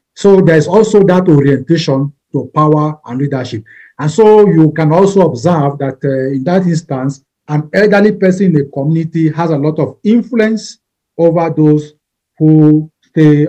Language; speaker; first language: English; non-native, local second language; Igbo